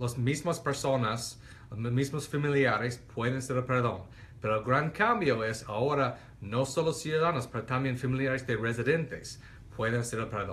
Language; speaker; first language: Spanish; non-native, fluent; English